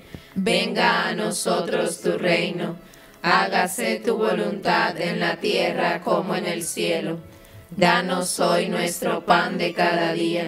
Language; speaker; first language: Spanish; native; Spanish